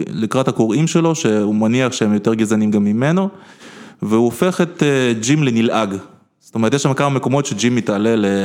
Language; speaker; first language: Hebrew; early bilingual, other home language; Russian